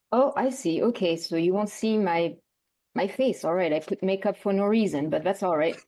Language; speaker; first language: English; non-native, fluent; French